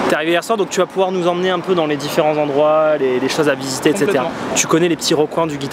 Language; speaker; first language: French; native; French